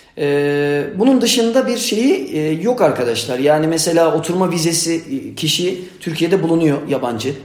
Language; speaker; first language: Turkish; native; Turkish